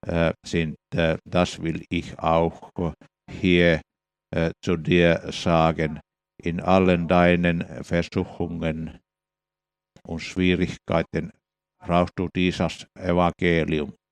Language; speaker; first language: German; non-native, fluent; Finnish